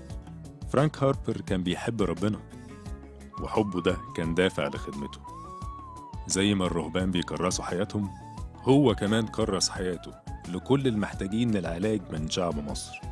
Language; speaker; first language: Arabic; native; Arabic